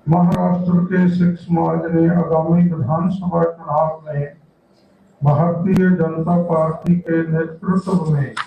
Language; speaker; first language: Hindi; non-native, local second language; Punjabi